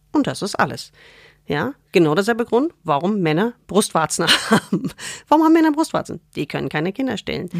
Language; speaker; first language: German; non-native, fluent; English